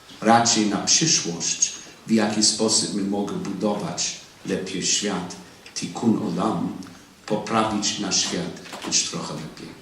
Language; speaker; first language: Polish; non-native, learner; English